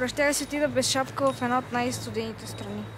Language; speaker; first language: Bulgarian; native; Bulgarian